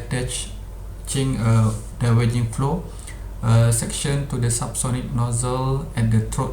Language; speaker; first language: English; non-native, local second language; Malay